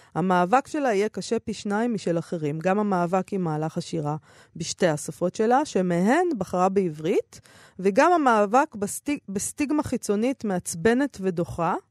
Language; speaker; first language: Hebrew; native; Hebrew